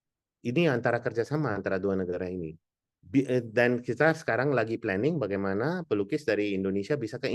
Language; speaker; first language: Indonesian; non-native, fluent; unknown